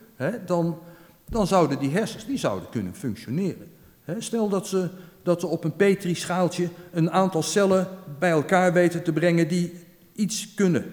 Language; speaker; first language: Dutch; native; Dutch